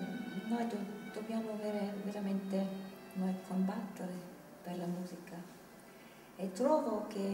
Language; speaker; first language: Italian; non-native, fluent; German